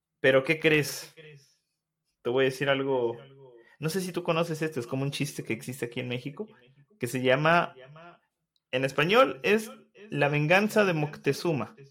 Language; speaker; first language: Spanish; native; Spanish